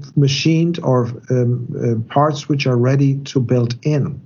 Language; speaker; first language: English; non-native, fluent; German